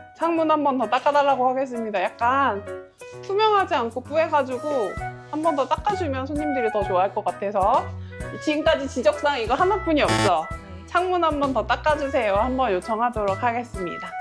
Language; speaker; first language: Korean; native; Korean